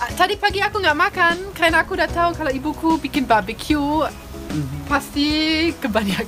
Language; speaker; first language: Indonesian; non-native, fluent; German